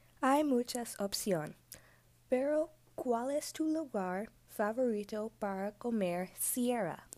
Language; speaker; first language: Spanish; non-native, learner; English